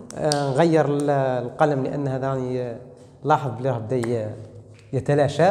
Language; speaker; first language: Arabic; native; Arabic